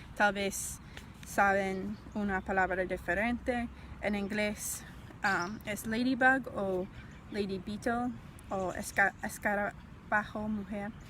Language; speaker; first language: Spanish; non-native, learner; English